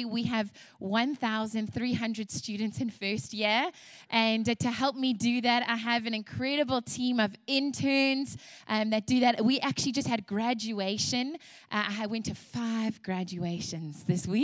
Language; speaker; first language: English; native; English